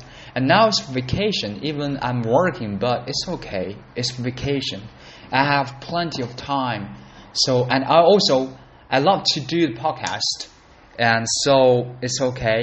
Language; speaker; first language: English; non-native, learner; Chinese